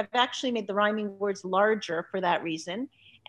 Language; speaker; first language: English; native; English